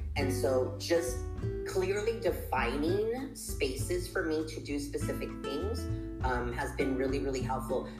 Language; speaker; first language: English; early bilingual, other home language; Spanish